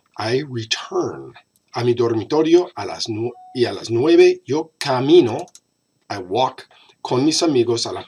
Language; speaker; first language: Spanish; non-native, fluent; English